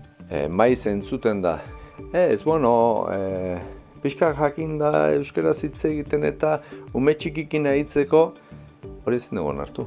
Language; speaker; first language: Basque; native; Basque